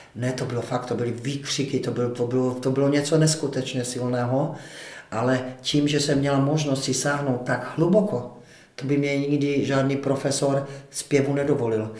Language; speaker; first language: Czech; native; Czech